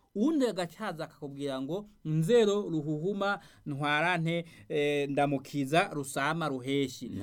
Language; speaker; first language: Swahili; non-native, local second language; Rundi